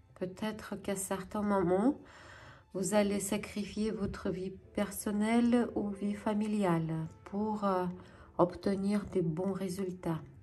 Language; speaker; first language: French; non-native, fluent; Ukrainian